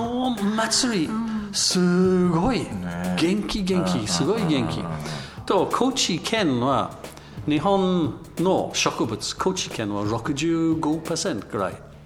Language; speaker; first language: Japanese; non-native, learner; English